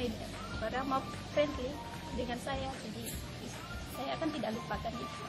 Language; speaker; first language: Indonesian; non-native, learner; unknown